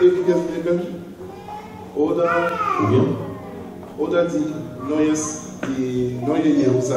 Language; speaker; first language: German; non-native, learner; French